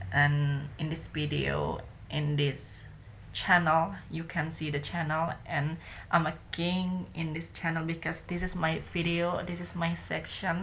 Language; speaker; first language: English; non-native, learner; Indonesian